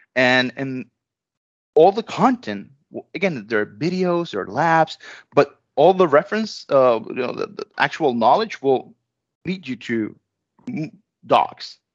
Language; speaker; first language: English; non-native, fluent; Spanish